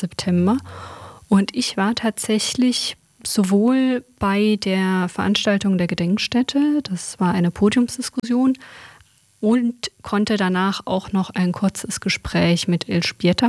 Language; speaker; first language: German; native; German